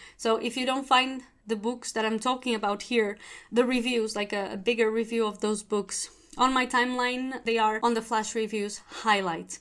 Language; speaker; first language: English; non-native, fluent; Portuguese